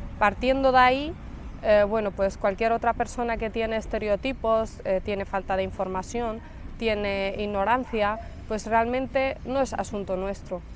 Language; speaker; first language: Spanish; early bilingual, other home language; Arabic